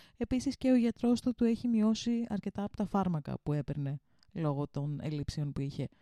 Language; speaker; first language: Greek; early bilingual, heritage; Greek